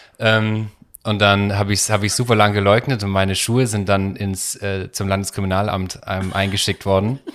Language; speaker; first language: German; native; German